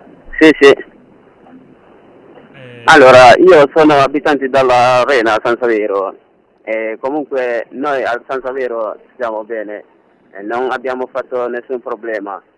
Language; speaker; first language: Italian; non-native, learner; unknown